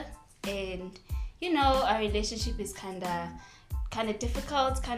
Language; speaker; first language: English; non-native, local second language; Zulu